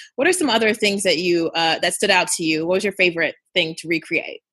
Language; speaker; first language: English; early bilingual, other home language; Yoruba